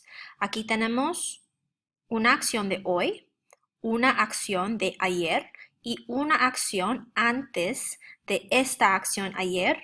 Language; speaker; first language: Spanish; non-native, fluent; English